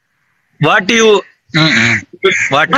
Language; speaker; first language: English; non-native, learner; Sindhi